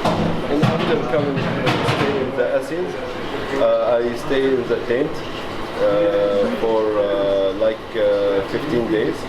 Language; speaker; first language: English; non-native, learner; Arabic